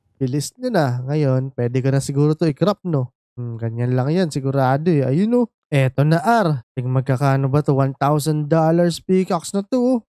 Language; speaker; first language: Filipino; native; Filipino